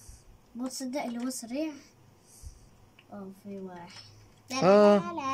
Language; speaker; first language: Arabic; native; Arabic